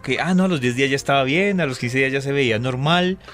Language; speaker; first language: Spanish; native; Spanish